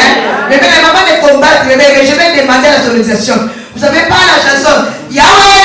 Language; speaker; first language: French; non-native, local second language; Lingala